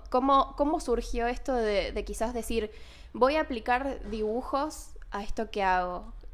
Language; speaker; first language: Spanish; native; Spanish